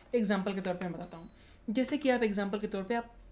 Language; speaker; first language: Hindi; non-native, local second language; Marathi